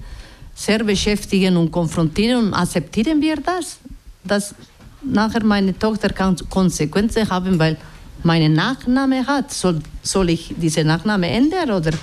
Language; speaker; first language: German; non-native, learner; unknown